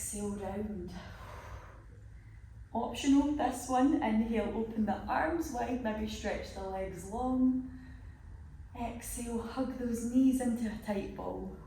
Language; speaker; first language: English; native; English